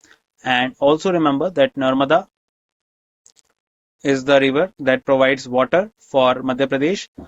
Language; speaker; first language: English; non-native, local second language; Hindi